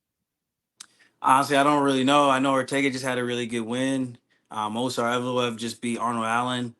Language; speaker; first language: English; native; English